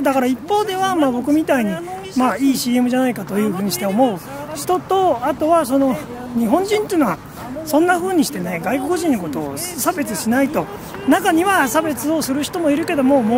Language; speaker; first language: Japanese; native; Japanese